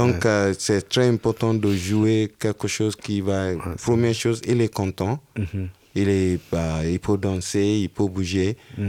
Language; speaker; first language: French; non-native, learner; Yoruba